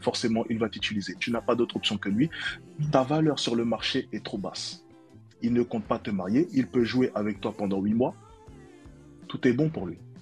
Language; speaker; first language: French; native; French